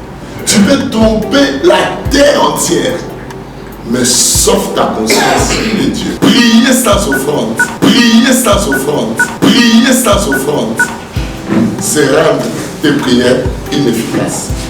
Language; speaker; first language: French; non-native, local second language; Lingala